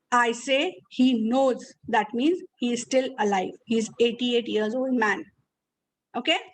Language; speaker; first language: English; non-native, local second language; Marathi